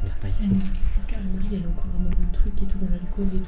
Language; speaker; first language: French; native; French